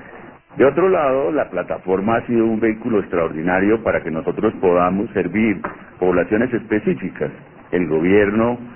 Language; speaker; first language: Spanish; native; Spanish